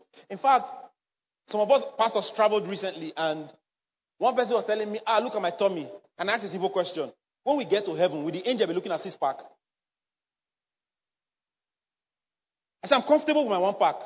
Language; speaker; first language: English; non-native, local second language; Bini